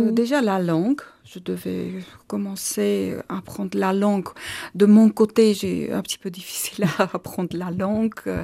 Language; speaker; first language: French; non-native, learner; Armenian